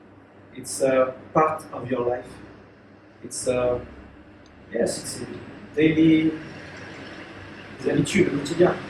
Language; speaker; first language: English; non-native, learner; French